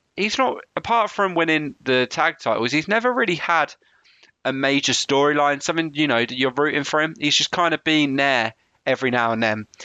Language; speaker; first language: English; native; English